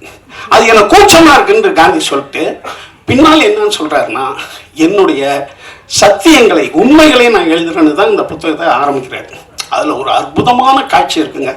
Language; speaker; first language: Tamil; native; Tamil